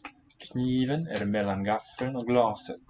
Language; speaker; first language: Swedish; non-native, learner; English